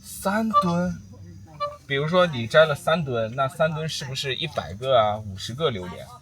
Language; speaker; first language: Chinese; native; Chinese